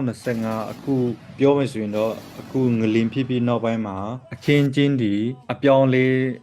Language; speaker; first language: Burmese; non-native, local second language; Kachin